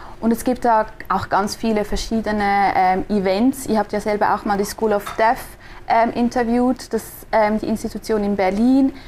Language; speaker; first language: German; native; German